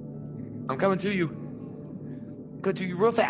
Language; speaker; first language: English; native; English